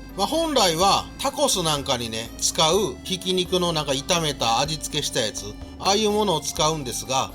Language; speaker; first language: Japanese; native; Japanese